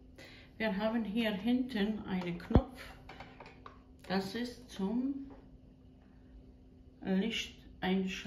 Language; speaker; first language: German; non-native, learner; Croatian